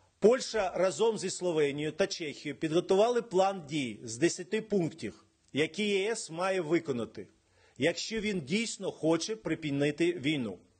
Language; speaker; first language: Ukrainian; non-native, local second language; Russian